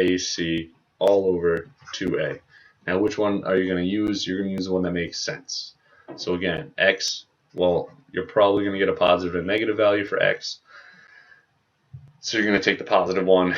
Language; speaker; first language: English; native; English